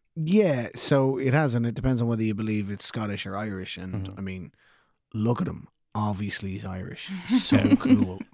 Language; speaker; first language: English; native; English